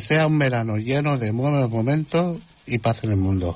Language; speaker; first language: Spanish; non-native, local second language; Catalan